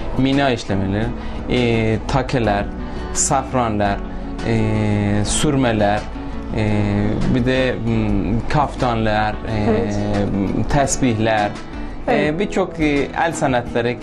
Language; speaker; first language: Turkish; non-native, local second language; Persian